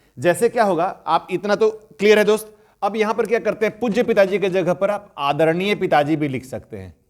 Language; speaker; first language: Hindi; native; Hindi